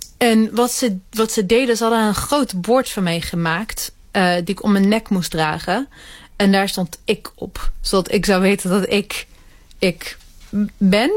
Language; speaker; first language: Dutch; early bilingual, other home language; Hebrew